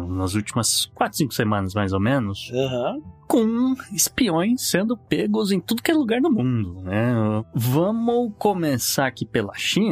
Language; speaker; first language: Portuguese; native; Portuguese